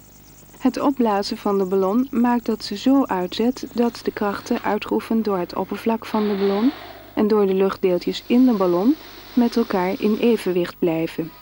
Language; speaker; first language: Dutch; native; Dutch